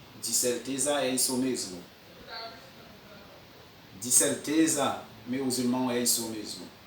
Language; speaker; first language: Portuguese; non-native, fluent; French